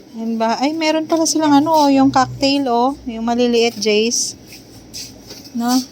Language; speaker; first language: Filipino; native; Filipino